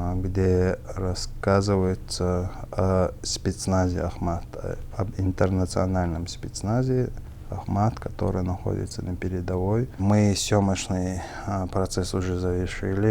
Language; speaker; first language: Russian; non-native, local second language; Chechen